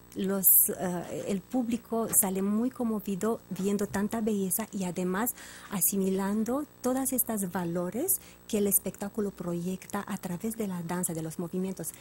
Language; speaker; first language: Spanish; non-native, fluent; Romanian